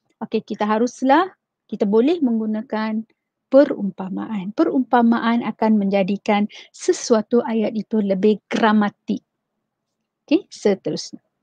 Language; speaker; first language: Malay; non-native, local second language; Tamil